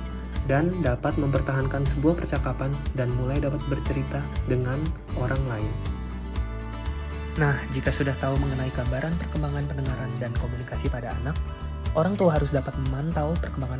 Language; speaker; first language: Indonesian; native; Indonesian